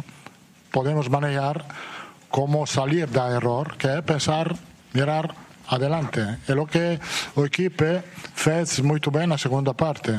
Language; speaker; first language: Portuguese; non-native, fluent; Italian